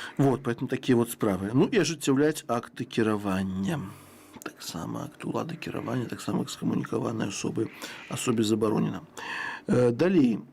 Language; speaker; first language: Belarusian; native; Belarusian